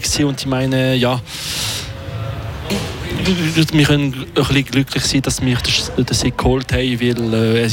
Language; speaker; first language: German; non-native, local second language; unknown